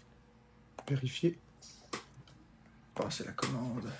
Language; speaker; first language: French; native; French